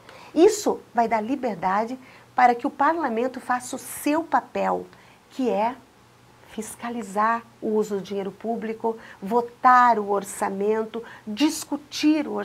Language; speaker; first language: Portuguese; native; Portuguese